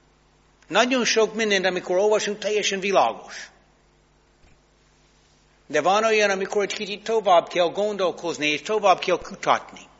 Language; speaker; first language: Hungarian; non-native, fluent; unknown